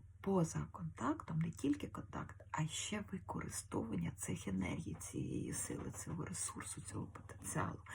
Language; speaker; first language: Ukrainian; native; Ukrainian